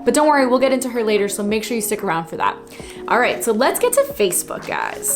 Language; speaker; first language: English; native; English